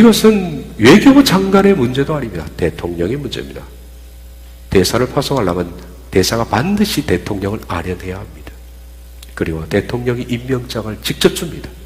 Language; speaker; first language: Korean; native; Korean